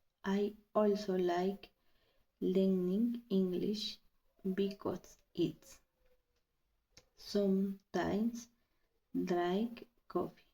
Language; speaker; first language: English; non-native, learner; Spanish